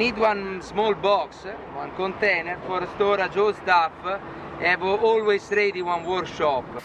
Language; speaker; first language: English; non-native, learner; Italian